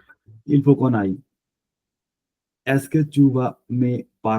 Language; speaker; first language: French; non-native, fluent; Punjabi